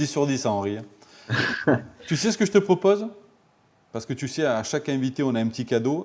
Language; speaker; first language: French; native; French